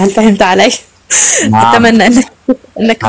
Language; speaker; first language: Arabic; native; Arabic